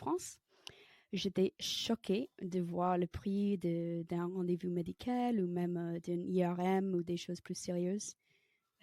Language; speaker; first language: French; non-native, fluent; English